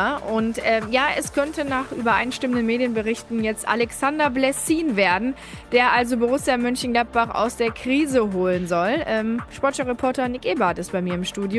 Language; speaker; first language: German; native; German